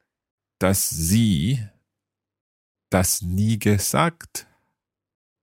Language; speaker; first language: German; non-native, fluent; English